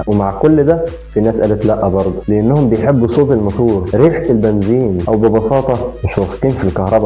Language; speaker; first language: Arabic; native; Arabic